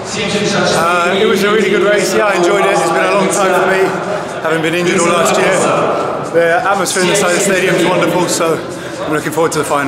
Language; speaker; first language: English; native; English